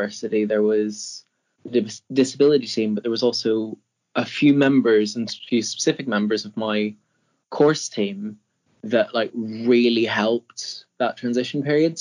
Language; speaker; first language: English; native; English